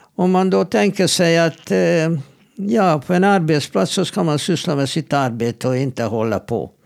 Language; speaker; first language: Swedish; non-native, fluent; Hebrew